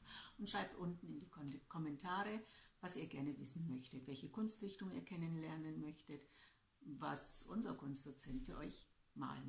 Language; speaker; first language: German; native; German